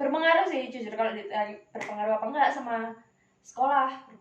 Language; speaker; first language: Indonesian; native; Indonesian